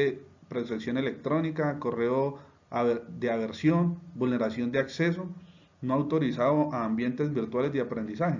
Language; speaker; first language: Spanish; native; Spanish